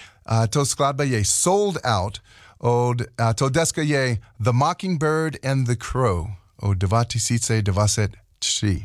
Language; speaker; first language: Czech; non-native, learner; English